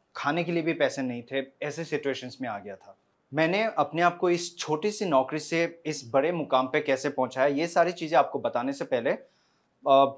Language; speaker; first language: Hindi; non-native, local second language; Assamese